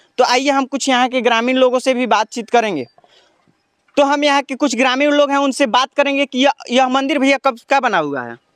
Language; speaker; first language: Hindi; native; Hindi